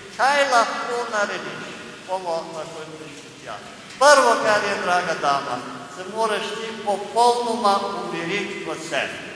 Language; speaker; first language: Slovenian; native; Slovenian